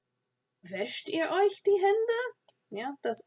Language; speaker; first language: German; non-native, fluent; English